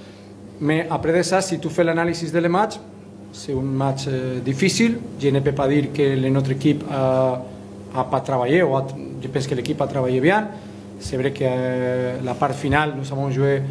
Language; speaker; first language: French; non-native, learner; Spanish